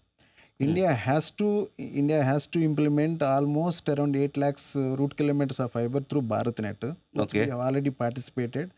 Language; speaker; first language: English; non-native, local second language; Telugu